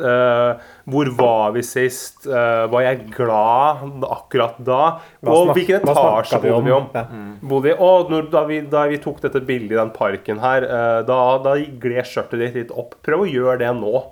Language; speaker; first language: Norwegian; native; Norwegian